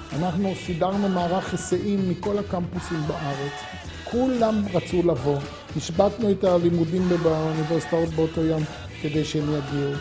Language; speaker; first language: Hebrew; native; Hebrew